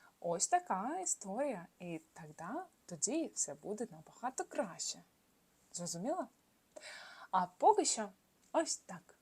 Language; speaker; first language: Ukrainian; non-native, local second language; Russian